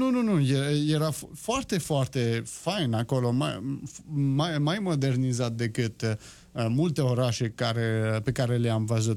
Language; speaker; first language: Romanian; non-native, learner; French